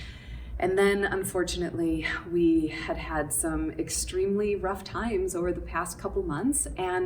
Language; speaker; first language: English; native; English